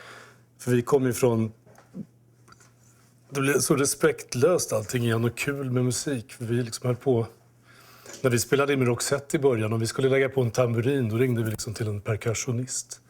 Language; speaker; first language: Swedish; native; Swedish